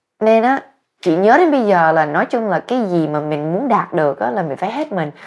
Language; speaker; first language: Vietnamese; early bilingual, heritage; Vietnamese